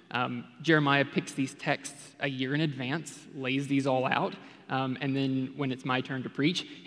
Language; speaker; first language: English; native; English